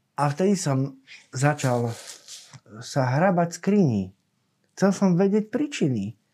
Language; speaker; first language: Slovak; native; Slovak